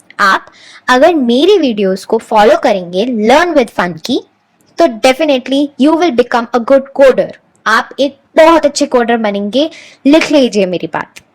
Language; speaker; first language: Hindi; native; Hindi